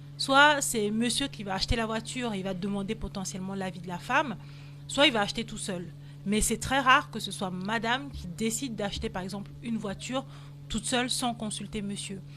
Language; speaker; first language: French; native; French